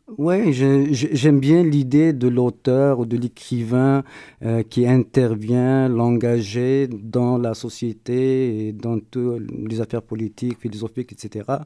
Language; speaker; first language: French; non-native, local second language; Berber languages